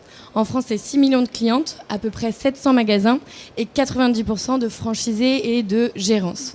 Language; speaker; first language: French; native; French